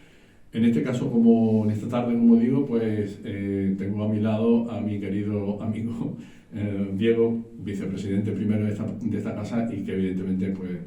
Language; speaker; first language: Spanish; native; Spanish